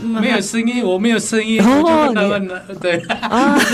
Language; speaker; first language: Chinese; non-native, learner; Balinese